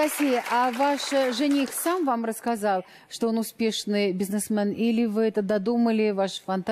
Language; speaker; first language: Russian; native; Russian